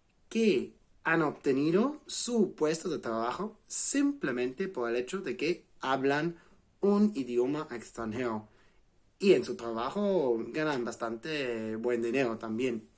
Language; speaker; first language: Spanish; non-native, fluent; English